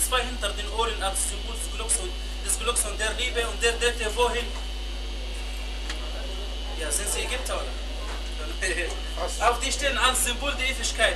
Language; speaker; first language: German; non-native, fluent; Arabic